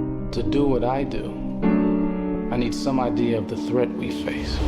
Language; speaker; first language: English; native; English